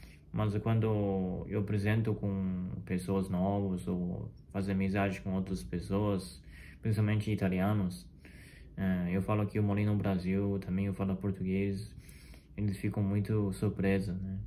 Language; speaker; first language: Portuguese; non-native, fluent; Chinese